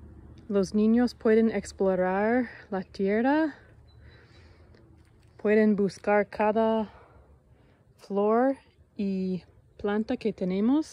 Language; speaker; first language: Spanish; non-native, learner; English